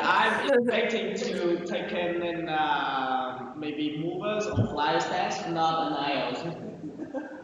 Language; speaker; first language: English; non-native, learner; Vietnamese